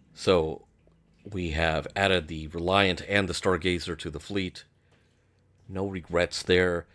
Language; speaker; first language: English; native; English